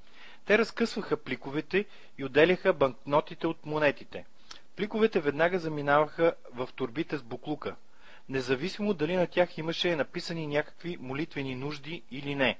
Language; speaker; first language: Bulgarian; native; Bulgarian